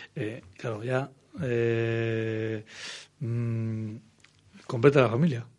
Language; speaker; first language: Spanish; native; Spanish